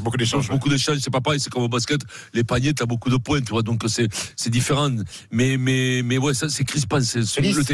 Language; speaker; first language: French; native; French